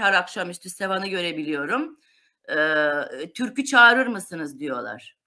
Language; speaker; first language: Turkish; non-native, local second language; Armenian